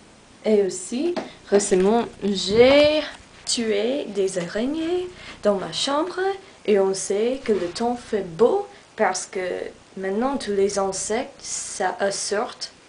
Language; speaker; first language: French; non-native, learner; English